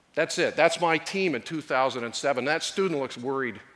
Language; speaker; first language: English; native; English